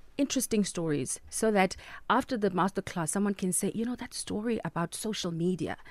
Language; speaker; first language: English; non-native, local second language; Southern Sotho